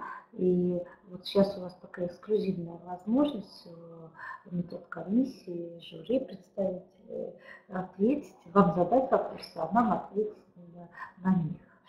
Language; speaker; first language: Russian; native; Russian